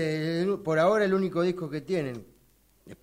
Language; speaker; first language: Spanish; native; Spanish